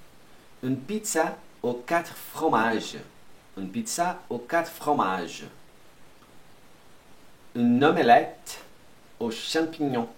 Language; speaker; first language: French; non-native, fluent; Portuguese